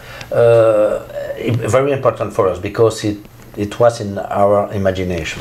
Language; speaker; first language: English; non-native, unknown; French